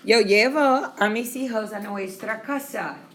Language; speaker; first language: Spanish; non-native, fluent; English